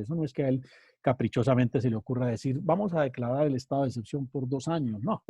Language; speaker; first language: Spanish; native; Spanish